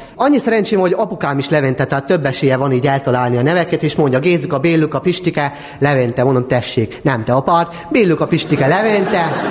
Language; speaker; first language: Hungarian; native; Hungarian